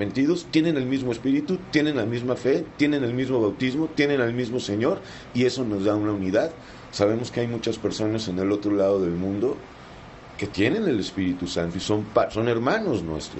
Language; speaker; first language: Spanish; native; Spanish